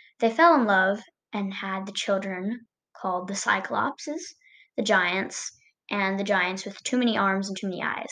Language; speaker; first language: English; native; English